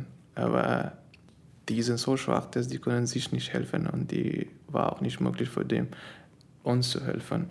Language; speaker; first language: German; non-native, fluent; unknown